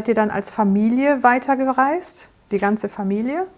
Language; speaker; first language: German; native; German